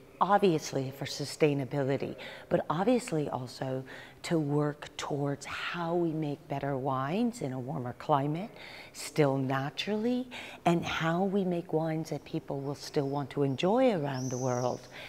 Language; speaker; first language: English; native; English